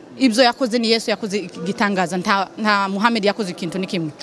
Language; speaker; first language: Kinyarwanda; non-native, learner; Somali